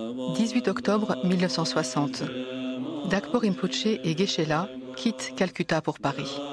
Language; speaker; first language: French; native; French